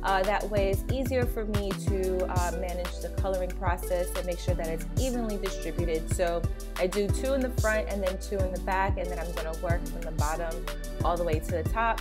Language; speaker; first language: English; native; English